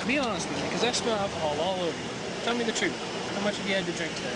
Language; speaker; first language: English; native; English